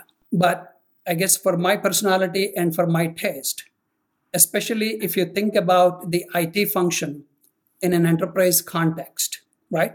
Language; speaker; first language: English; non-native, local second language; Telugu